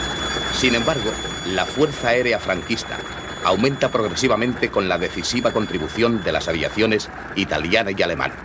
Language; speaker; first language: Spanish; native; Spanish